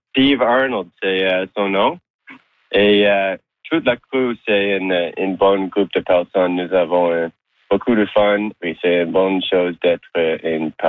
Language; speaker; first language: French; non-native, local second language; English